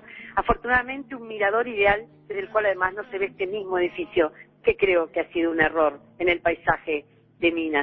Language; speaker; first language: Spanish; native; Spanish